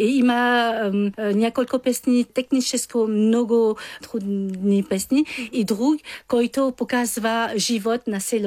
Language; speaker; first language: Bulgarian; non-native, learner; Chinese